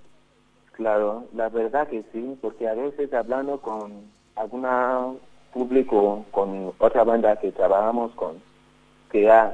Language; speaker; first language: Spanish; non-native, learner; Yoruba